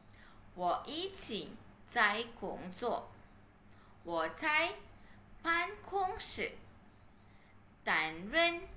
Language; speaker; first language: Chinese; non-native, learner; Malay